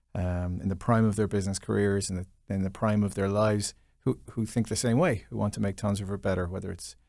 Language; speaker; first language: English; native; English